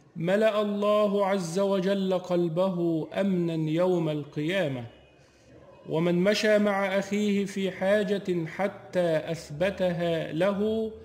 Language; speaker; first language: Arabic; native; Arabic